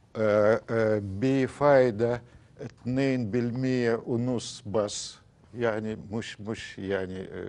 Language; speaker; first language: Arabic; non-native, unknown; Russian